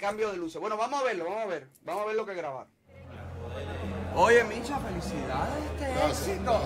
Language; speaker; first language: Spanish; native; Spanish